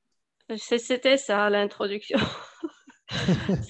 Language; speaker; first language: French; non-native, learner; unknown